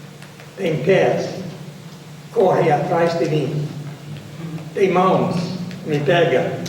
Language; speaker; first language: Portuguese; non-native, fluent; English